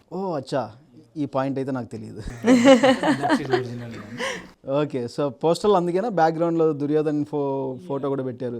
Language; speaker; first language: Telugu; native; Telugu